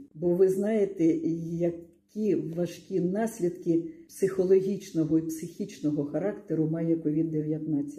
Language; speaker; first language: Ukrainian; native; Ukrainian